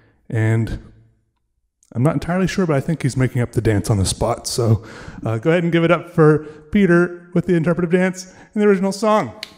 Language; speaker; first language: English; native; English